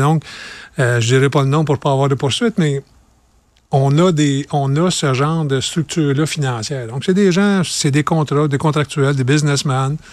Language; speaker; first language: French; native; French